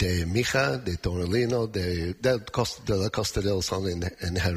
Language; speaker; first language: Spanish; non-native, learner; English